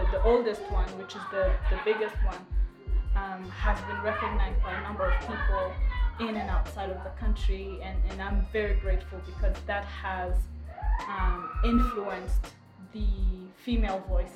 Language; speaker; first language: English; non-native, local second language; Kinyarwanda